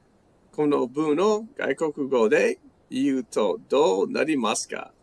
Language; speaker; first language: Japanese; non-native, learner; English